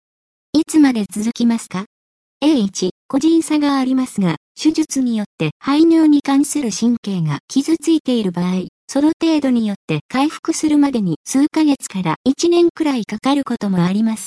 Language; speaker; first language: Japanese; native; Japanese